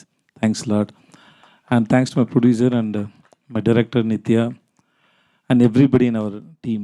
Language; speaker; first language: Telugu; non-native, learner; Tamil